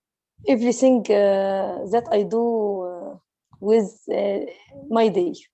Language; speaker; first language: English; non-native, learner; Arabic